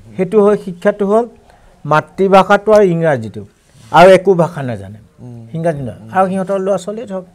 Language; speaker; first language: Assamese; non-native, local second language; Mising